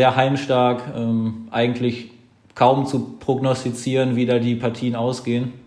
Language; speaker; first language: German; native; German